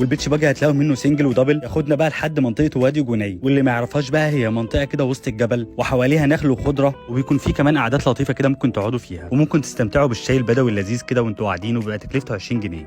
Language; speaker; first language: Arabic; native; Arabic